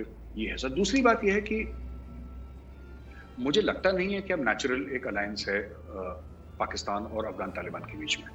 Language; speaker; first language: Hindi; native; Hindi